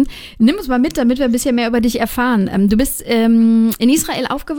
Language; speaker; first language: German; native; German